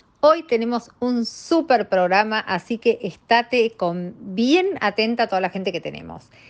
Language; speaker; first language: Spanish; native; Spanish